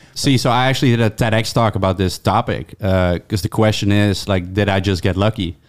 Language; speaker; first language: English; non-native, fluent; Dutch